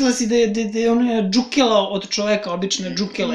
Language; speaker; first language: Serbian; native; Serbian